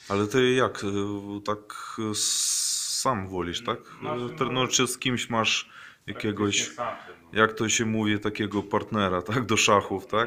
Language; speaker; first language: Polish; non-native, fluent; Ukrainian